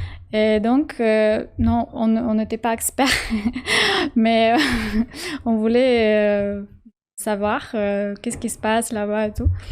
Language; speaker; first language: French; non-native, learner; Russian